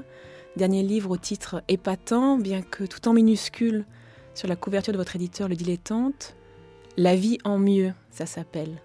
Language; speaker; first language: French; native; French